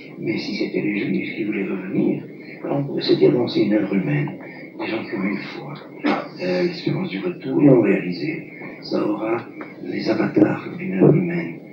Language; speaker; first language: French; non-native, local second language; Arabic